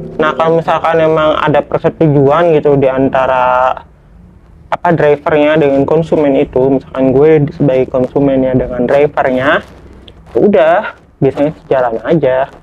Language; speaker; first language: Indonesian; native; Indonesian